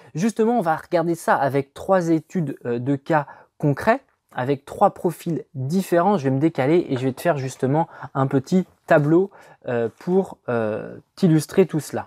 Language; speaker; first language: French; native; French